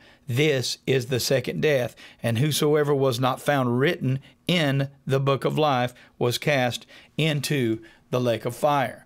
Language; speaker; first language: English; native; English